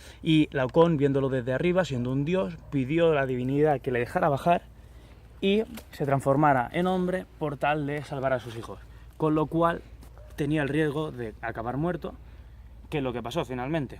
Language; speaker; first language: Spanish; native; Spanish